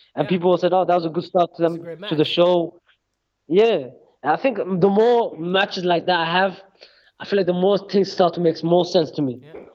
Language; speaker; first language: English; native; English